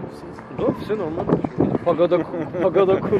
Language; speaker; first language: Russian; non-native, learner; Turkish